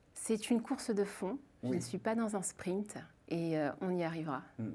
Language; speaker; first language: French; native; French